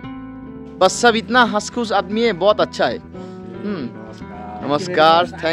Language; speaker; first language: Hindi; non-native, local second language; Bangla